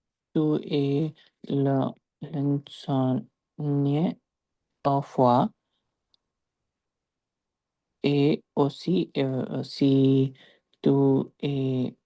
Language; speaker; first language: French; non-native, learner; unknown